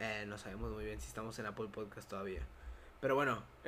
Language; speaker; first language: Spanish; native; Spanish